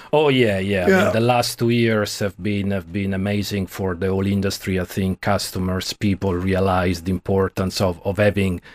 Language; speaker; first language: English; non-native, fluent; Italian